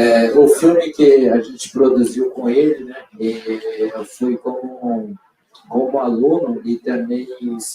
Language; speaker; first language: Portuguese; non-native, local second language; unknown